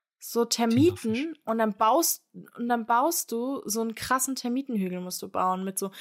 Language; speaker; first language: German; native; German